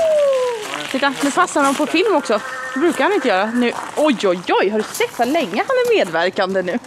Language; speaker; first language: Swedish; native; Swedish